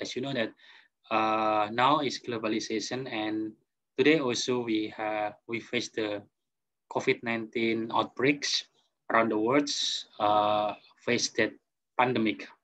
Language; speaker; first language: English; non-native, fluent; Indonesian